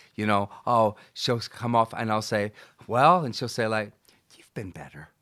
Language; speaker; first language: English; native; English